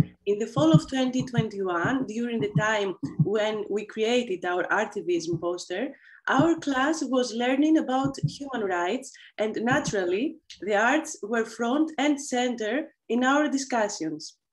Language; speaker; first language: English; non-native, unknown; Greek